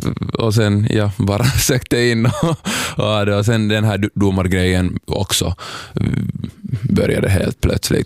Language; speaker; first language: Swedish; non-native, local second language; Somali